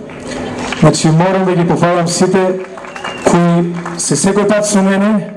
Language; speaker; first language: Macedonian; native; Macedonian